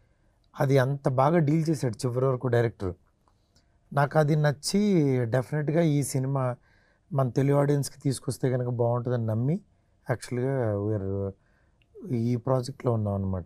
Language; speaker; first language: Telugu; native; Telugu